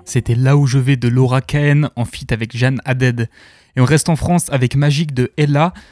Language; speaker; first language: French; native; French